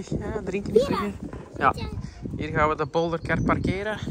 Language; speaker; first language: Dutch; native; Dutch